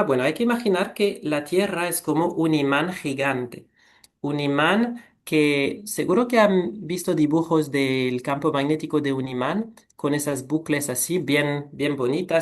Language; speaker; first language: Spanish; non-native, fluent; French